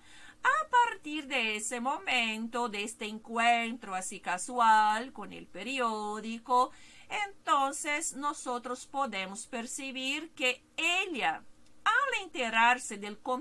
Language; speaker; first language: Spanish; non-native, fluent; Portuguese